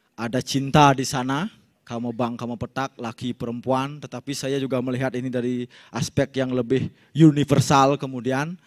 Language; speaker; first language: Indonesian; native; Indonesian